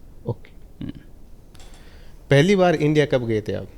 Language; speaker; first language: Hindi; native; Hindi